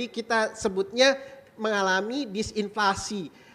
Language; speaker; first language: Indonesian; native; Indonesian